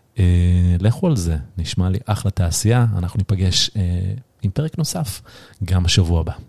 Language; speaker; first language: Hebrew; native; Hebrew